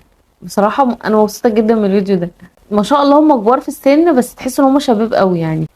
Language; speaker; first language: Arabic; native; Arabic